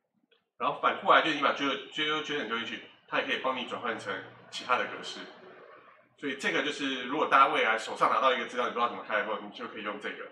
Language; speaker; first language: Chinese; native; Chinese